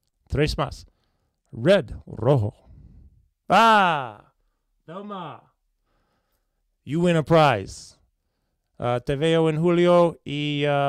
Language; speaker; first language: Spanish; non-native, learner; English